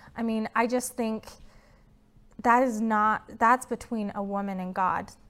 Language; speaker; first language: English; native; English